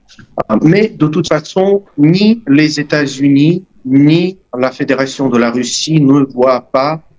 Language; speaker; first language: French; non-native, fluent; Russian